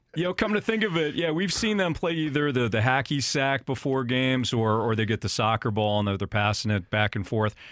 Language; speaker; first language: English; native; English